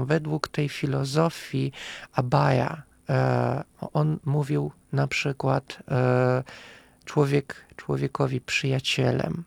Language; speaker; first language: Polish; non-native, fluent; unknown